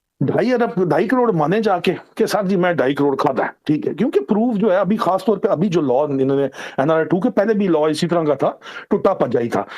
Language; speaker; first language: Urdu; non-native, local second language; Punjabi